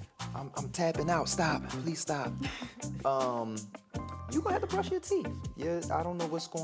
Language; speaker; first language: English; native; English